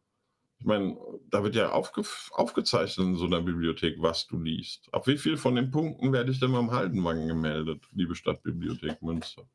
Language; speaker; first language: German; native; German